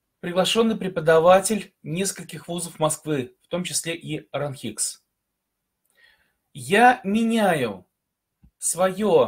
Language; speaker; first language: Russian; native; Russian